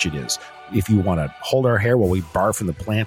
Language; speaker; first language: English; native; English